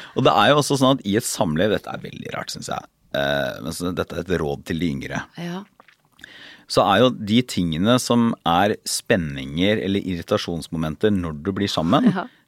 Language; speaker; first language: Norwegian; native; Norwegian